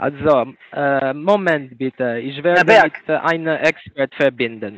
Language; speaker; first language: German; non-native, learner; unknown